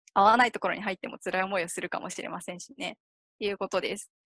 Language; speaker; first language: Japanese; native; Japanese